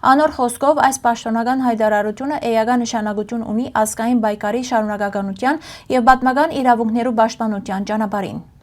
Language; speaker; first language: Armenian; early bilingual, heritage; Armenian